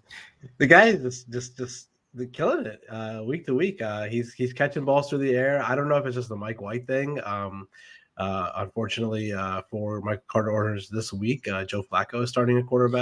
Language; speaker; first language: English; native; English